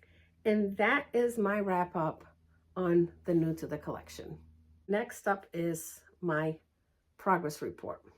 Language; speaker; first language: English; early bilingual, other home language; Portuguese